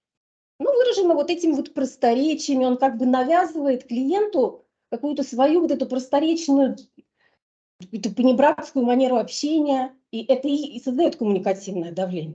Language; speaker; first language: Russian; native; Russian